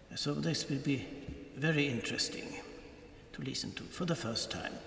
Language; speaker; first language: English; non-native, fluent; Swedish